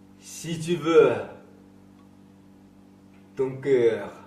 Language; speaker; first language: French; non-native, learner; Chinese